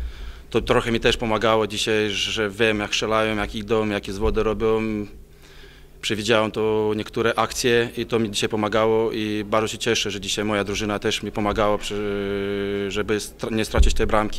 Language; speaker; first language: Polish; non-native, fluent; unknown